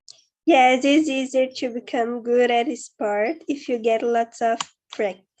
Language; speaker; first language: English; non-native, learner; Portuguese